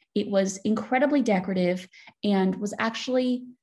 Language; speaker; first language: English; native; English